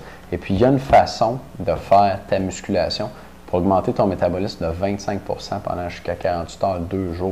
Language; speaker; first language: French; native; French